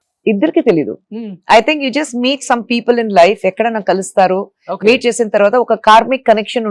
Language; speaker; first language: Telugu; non-native, fluent; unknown